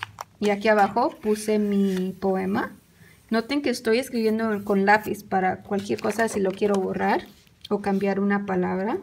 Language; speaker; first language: Spanish; early bilingual, heritage; English